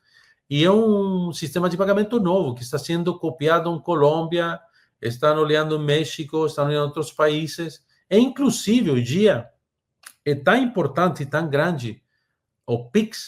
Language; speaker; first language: Portuguese; non-native, fluent; Spanish